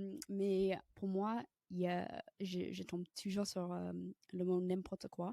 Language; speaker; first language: French; non-native, fluent; English